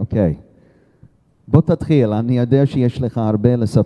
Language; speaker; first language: Hebrew; non-native, fluent; English